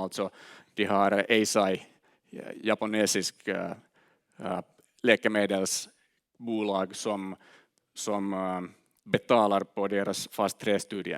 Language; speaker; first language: Swedish; non-native, learner; Finnish